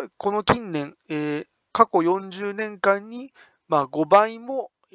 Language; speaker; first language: Japanese; native; Japanese